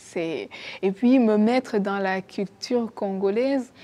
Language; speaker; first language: French; non-native, local second language; Kinyarwanda